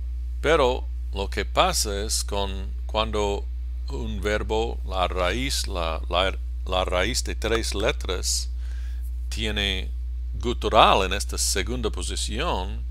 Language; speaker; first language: Spanish; non-native, fluent; English